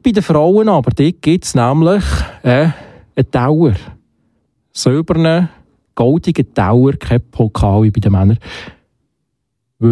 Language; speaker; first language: German; native; German